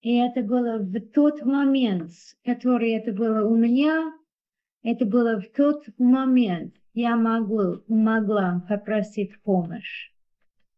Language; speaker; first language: Russian; non-native, learner; English